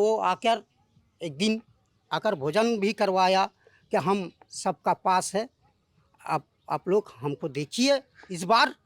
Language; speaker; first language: Hindi; non-native, local second language; Bangla